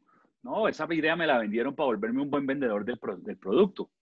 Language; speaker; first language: Spanish; native; Spanish